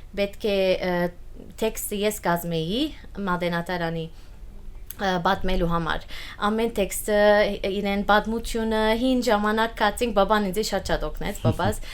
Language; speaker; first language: Armenian; early bilingual, heritage; Armenian